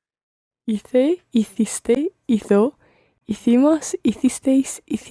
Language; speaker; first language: Spanish; non-native, learner; English